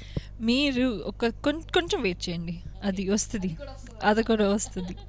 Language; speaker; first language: Telugu; non-native, local second language; Hindi